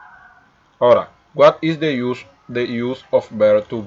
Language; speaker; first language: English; non-native, learner; Spanish